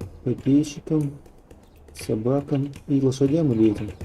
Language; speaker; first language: Russian; native; Russian